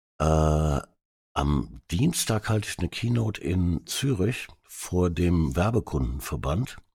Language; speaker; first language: German; early bilingual, other home language; Hungarian